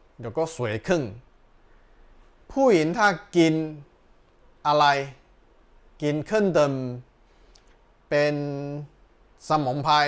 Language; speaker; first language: Thai; non-native, learner; Chinese